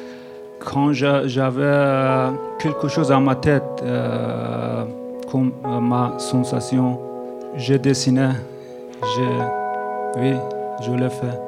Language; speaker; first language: French; non-native, learner; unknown